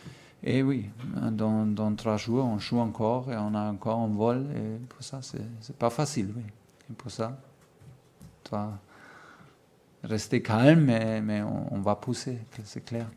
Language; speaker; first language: French; non-native, fluent; German